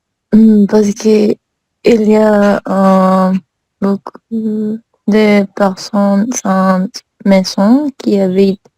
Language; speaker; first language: French; non-native, learner; English